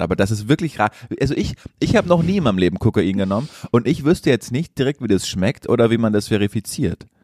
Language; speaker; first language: German; native; German